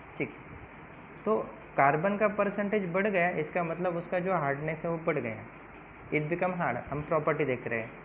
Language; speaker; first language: Hindi; non-native, local second language; Marathi